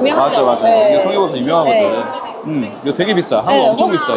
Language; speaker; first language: Korean; native; Korean